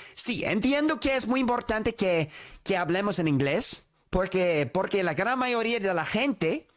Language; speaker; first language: Spanish; non-native, fluent; English